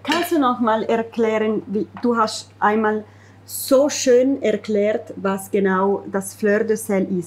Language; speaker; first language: German; non-native, fluent; Italian